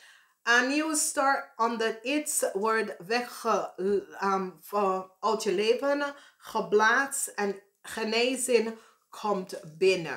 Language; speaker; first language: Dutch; non-native, learner; English